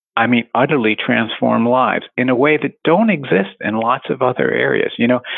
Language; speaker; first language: English; native; English